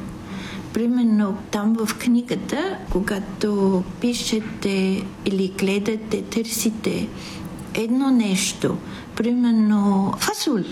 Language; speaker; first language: Bulgarian; non-native, fluent; Italian